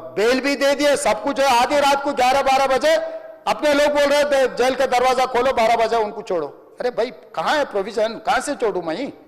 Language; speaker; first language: Hindi; non-native, local second language; Telugu